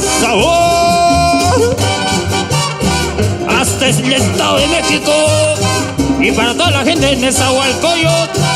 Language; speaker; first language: Spanish; native; Spanish